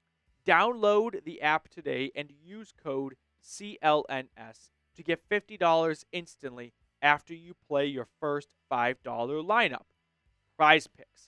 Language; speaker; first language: English; native; English